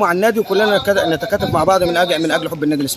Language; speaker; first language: Arabic; native; Arabic